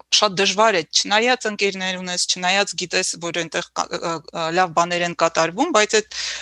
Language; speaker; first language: Armenian; native; Armenian